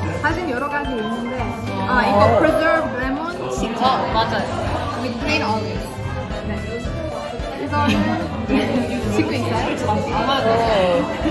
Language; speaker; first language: Korean; non-native, learner; Arabic